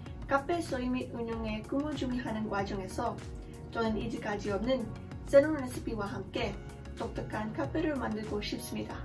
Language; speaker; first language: Korean; non-native, learner; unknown